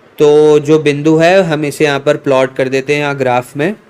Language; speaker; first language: Hindi; native; Hindi